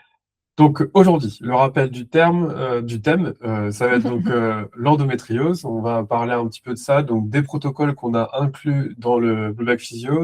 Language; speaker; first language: French; native; French